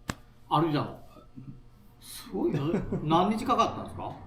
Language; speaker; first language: Japanese; native; Japanese